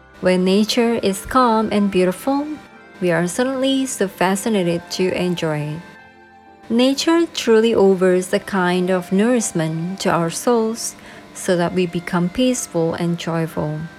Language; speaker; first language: English; non-native, fluent; Indonesian